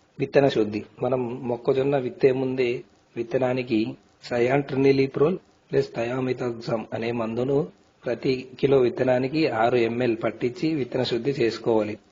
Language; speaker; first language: Telugu; native; Telugu